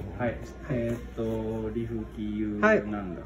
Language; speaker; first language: Japanese; native; Japanese